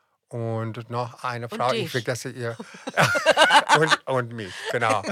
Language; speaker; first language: German; non-native, fluent; English